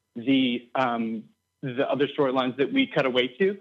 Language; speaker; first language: English; native; English